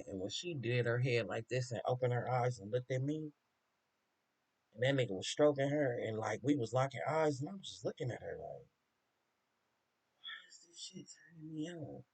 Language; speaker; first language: English; native; English